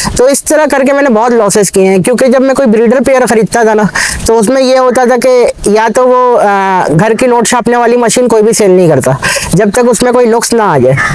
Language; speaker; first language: Urdu; native; Urdu